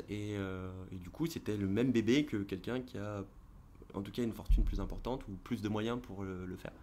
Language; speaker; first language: French; native; French